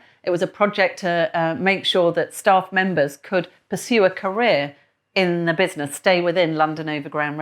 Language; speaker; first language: English; native; English